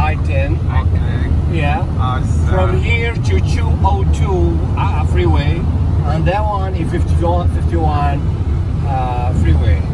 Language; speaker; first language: English; non-native, learner; Korean